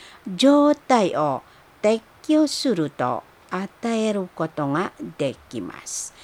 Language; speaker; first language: Japanese; non-native, fluent; Indonesian